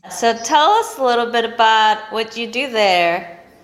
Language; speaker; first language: English; non-native, fluent; Korean